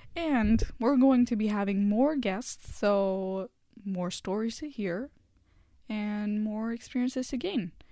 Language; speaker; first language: English; non-native, local second language; Hindi